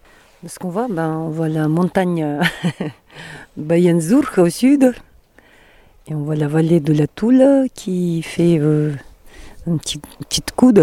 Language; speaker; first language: French; non-native, fluent; Mongolian